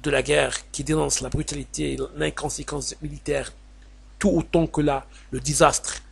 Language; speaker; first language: French; non-native, local second language; Arabic